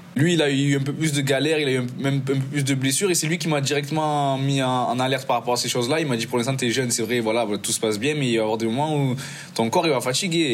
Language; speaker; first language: French; native; French